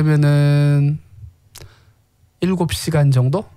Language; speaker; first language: Korean; native; Korean